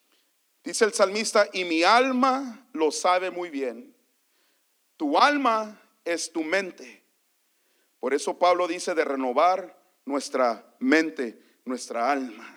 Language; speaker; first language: Spanish; early bilingual, heritage; Spanish